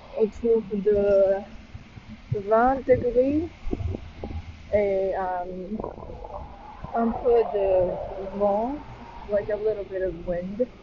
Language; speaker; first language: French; non-native, learner; English